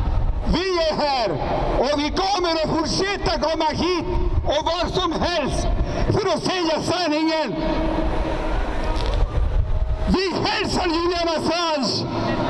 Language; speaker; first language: Swedish; non-native, fluent; Spanish